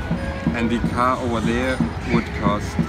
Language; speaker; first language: English; non-native, fluent; German